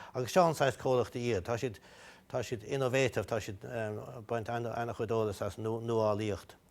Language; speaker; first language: Irish; native; Irish